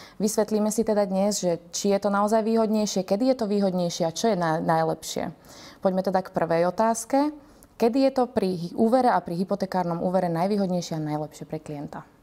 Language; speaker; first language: Slovak; native; Slovak